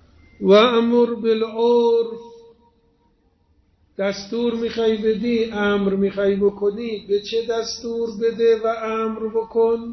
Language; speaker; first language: Persian; native; Persian